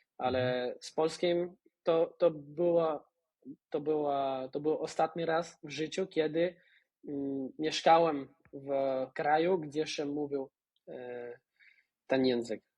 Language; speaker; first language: Polish; non-native, fluent; Spanish